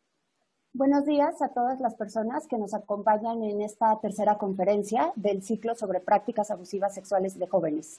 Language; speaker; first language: Spanish; native; Spanish